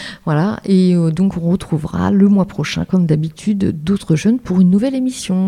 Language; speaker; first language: French; native; French